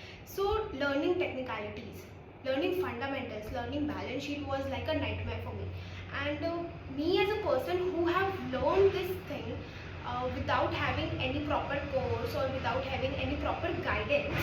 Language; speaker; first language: English; non-native, local second language; Hindi